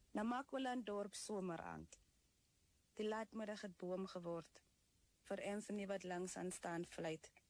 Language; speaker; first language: Afrikaans; native; Afrikaans